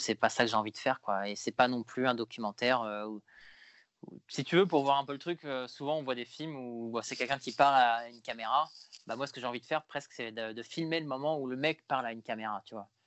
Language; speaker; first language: French; native; French